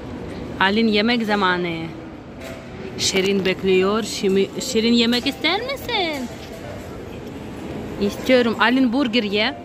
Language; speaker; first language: Turkish; non-native, learner; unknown